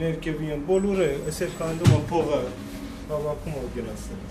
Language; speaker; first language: Armenian; non-native, learner; Persian